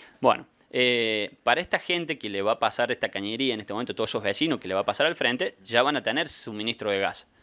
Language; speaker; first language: Spanish; native; Spanish